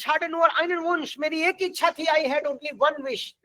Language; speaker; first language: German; non-native, fluent; Hindi